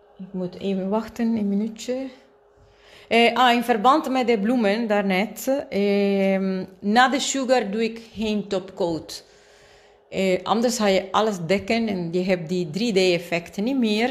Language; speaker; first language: Dutch; non-native, fluent; Spanish